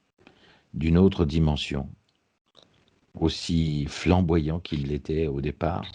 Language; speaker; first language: French; native; French